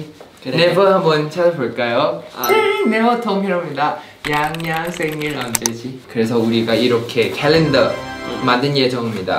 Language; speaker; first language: Korean; non-native, fluent; Thai